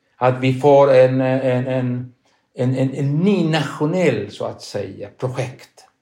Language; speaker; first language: Swedish; non-native, fluent; Spanish